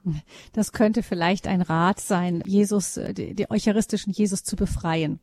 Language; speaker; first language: German; native; German